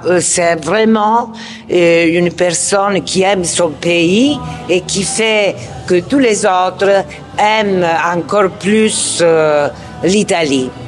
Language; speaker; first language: French; non-native, fluent; Italian